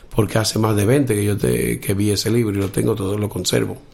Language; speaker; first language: Spanish; native; Spanish